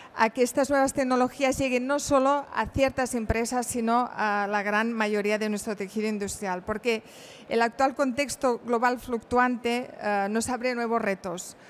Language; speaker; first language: Spanish; non-native, local second language; Catalan